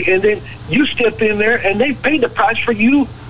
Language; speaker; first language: English; native; English